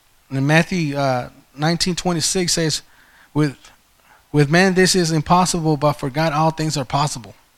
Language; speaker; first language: English; early bilingual, other home language; Spanish